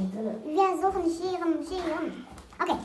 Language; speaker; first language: German; non-native, learner; Mongolian